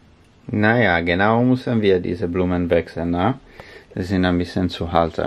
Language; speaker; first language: German; non-native, learner; Italian